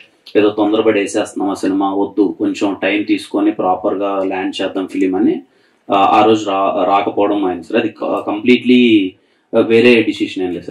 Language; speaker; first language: Telugu; native; Telugu